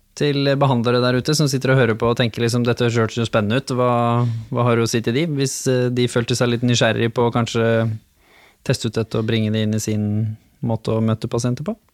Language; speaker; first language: Norwegian; native; Norwegian